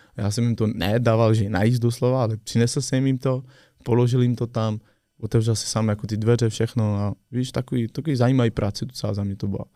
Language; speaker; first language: Czech; non-native, fluent; French